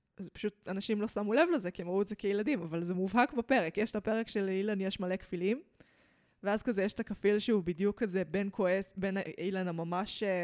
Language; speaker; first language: Hebrew; early bilingual, other home language; English